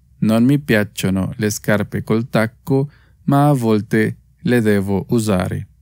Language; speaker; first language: Italian; non-native, fluent; Spanish